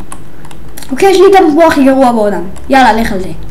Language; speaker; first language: Hebrew; native; Hebrew